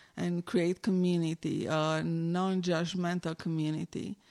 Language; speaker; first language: English; non-native, fluent; Romanian